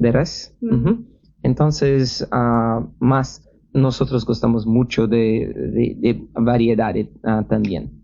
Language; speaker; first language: Spanish; non-native, learner; Portuguese